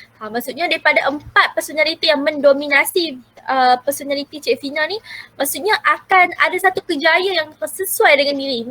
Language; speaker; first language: Malay; native; Malay